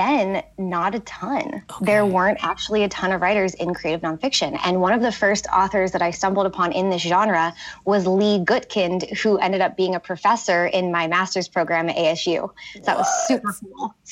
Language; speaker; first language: English; native; English